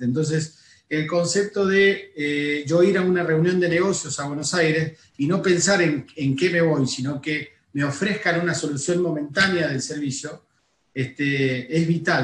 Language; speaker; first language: Spanish; native; Spanish